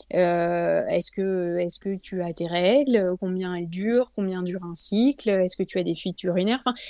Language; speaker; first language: French; native; French